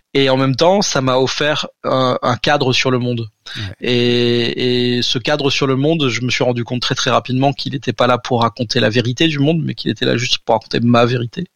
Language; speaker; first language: French; native; French